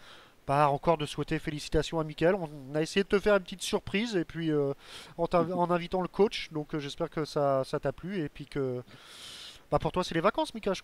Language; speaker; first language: French; native; French